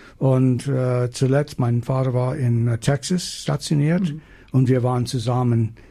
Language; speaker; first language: German; non-native, fluent; English